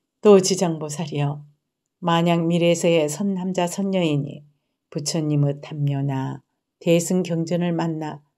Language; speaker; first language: Korean; native; Korean